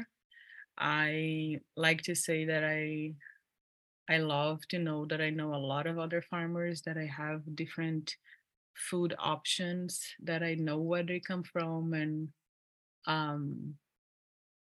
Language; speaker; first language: English; non-native, fluent; Portuguese